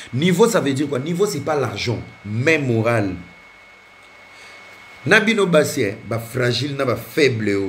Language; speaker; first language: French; non-native, local second language; Lingala